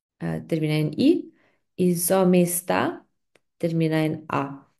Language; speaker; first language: Spanish; non-native, fluent; Slovenian